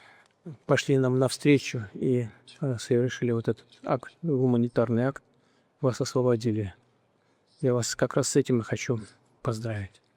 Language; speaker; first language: Russian; native; Russian